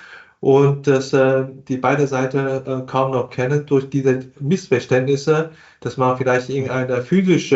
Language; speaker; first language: German; non-native, fluent; Chinese